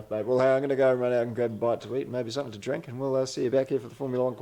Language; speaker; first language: English; native; English